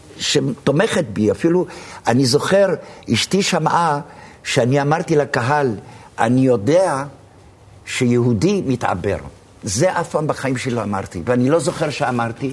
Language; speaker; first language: Hebrew; early bilingual, other home language; Arabic